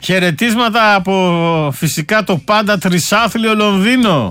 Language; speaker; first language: Greek; native; Greek